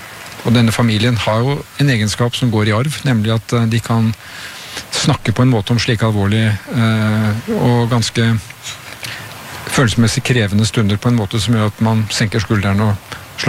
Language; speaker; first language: Norwegian; native; Norwegian